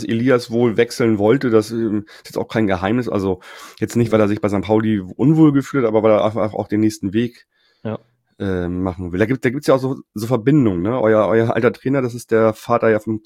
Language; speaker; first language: German; native; German